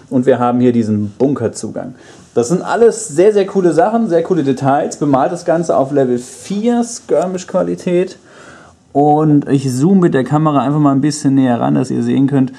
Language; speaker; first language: German; native; German